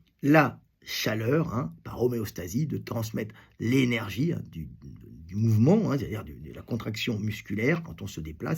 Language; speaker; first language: French; native; French